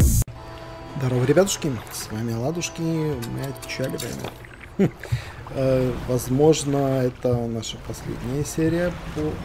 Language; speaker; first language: Russian; native; Russian